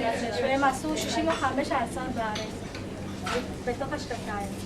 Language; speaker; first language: Hebrew; non-native, fluent; Marathi